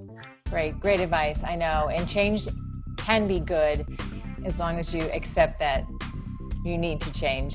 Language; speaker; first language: English; native; English